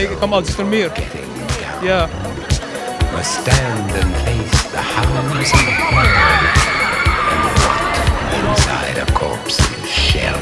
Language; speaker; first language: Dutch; non-native, learner; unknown